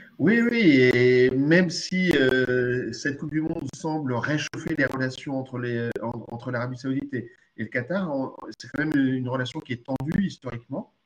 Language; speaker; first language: French; early bilingual, other home language; Arabic